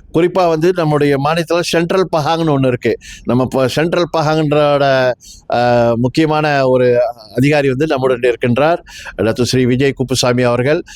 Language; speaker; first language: Tamil; native; Tamil